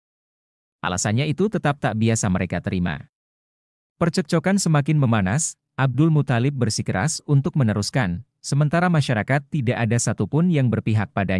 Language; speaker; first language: Indonesian; native; Indonesian